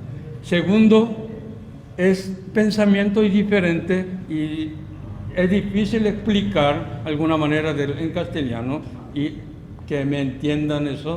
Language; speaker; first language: Spanish; non-native, fluent; Korean